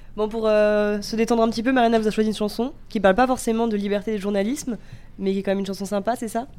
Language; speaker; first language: French; native; French